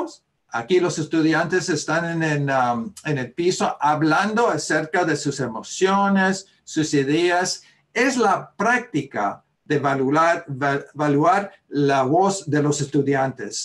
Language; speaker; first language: Spanish; early bilingual, heritage; Spanish